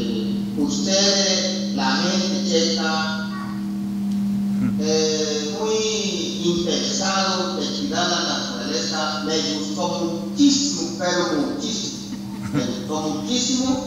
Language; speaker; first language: Spanish; non-native, local second language; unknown